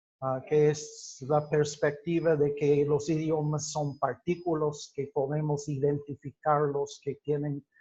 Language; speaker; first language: Spanish; non-native, fluent; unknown